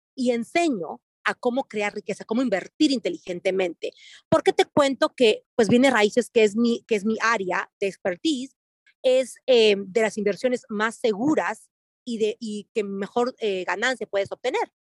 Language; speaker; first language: Spanish; native; Spanish